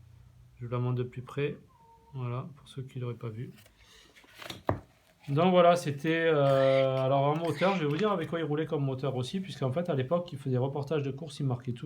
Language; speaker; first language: French; native; French